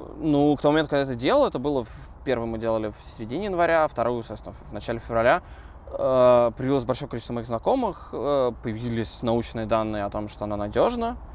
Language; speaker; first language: Russian; native; Russian